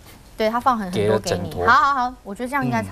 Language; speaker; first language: Chinese; native; Chinese